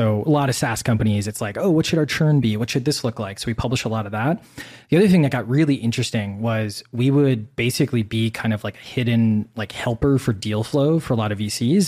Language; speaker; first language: English; native; English